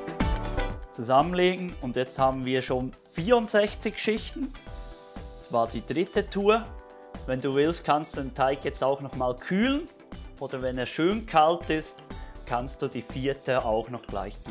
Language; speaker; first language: German; native; German